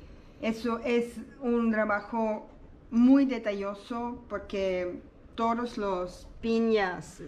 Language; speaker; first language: Spanish; non-native, learner; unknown